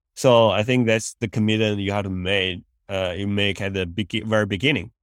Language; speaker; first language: English; non-native, fluent; Chinese